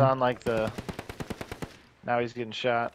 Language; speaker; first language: English; native; English